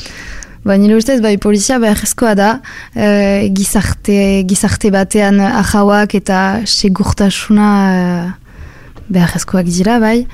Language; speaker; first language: Basque; non-native, local second language; French